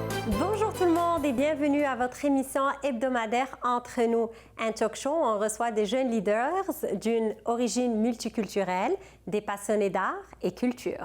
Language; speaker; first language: French; non-native, local second language; Arabic